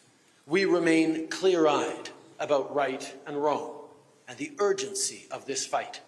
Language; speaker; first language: English; native; English